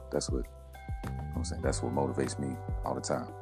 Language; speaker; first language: English; native; English